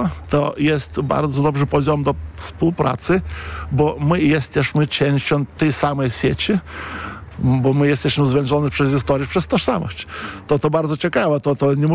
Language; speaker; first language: Polish; non-native, fluent; Lithuanian